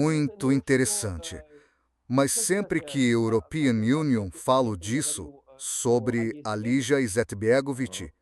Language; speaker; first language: Portuguese; non-native, fluent; Serbian